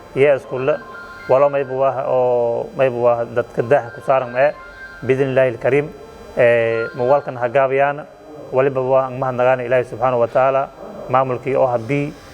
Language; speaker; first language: Somali; non-native, local second language; Maay